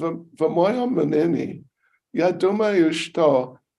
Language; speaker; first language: Russian; non-native, learner; English